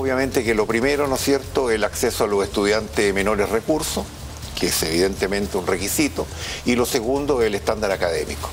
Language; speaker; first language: Spanish; native; Spanish